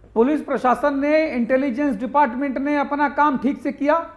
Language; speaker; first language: Hindi; native; Hindi